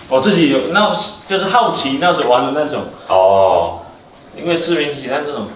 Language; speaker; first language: Chinese; native; Chinese